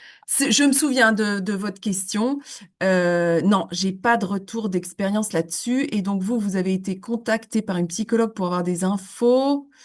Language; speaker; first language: French; native; French